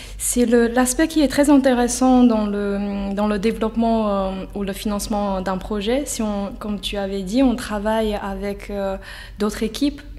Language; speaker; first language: French; non-native, fluent; Chinese